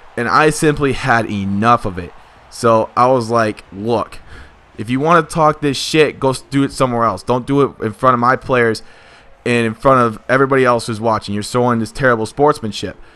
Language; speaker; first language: English; native; English